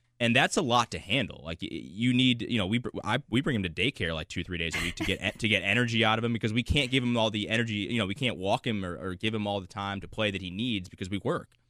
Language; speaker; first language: English; native; English